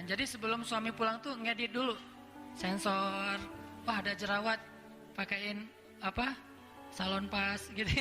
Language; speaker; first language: Indonesian; native; Indonesian